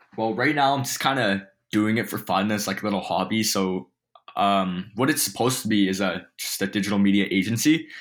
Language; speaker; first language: English; early bilingual, other home language; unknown